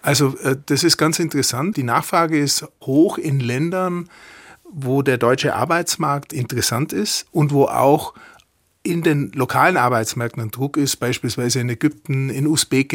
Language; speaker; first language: German; native; German